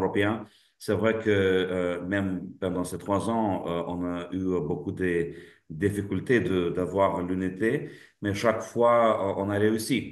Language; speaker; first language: French; non-native, fluent; Lithuanian